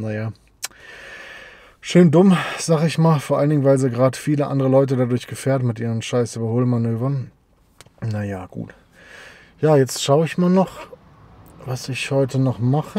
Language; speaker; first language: German; native; German